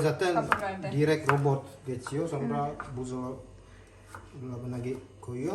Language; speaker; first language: Turkish; non-native, learner; Indonesian